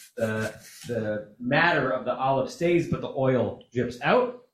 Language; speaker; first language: English; native; English